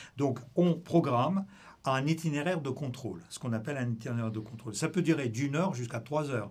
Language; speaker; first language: French; non-native, fluent; Russian